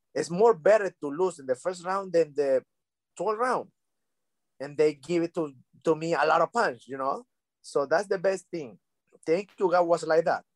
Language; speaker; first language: English; non-native, learner; Spanish